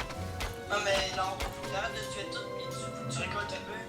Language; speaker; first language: French; native; French